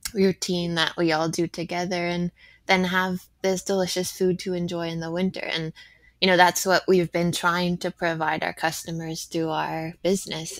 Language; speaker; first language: English; native; English